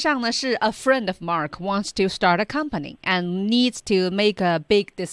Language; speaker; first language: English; non-native, fluent; Chinese